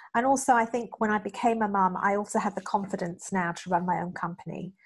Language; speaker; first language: English; native; English